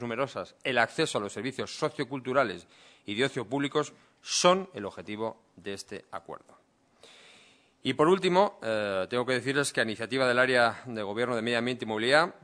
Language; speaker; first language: Spanish; native; Spanish